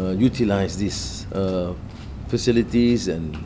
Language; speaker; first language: English; non-native, local second language; Malay